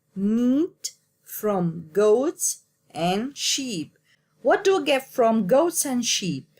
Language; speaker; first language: English; non-native, learner; Arabic